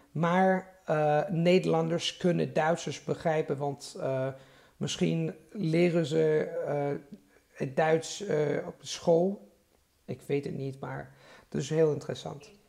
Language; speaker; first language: Dutch; non-native, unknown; Italian